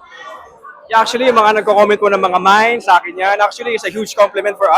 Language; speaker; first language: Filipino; native; Filipino